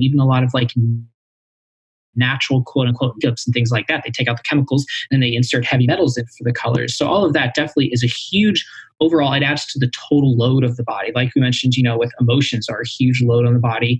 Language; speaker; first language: English; native; English